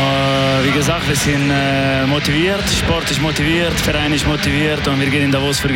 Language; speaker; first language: German; non-native, learner; French